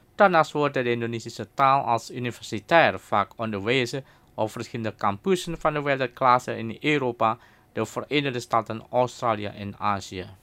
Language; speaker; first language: Dutch; non-native, fluent; Indonesian